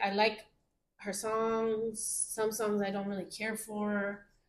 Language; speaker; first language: English; early bilingual, other home language; Spanish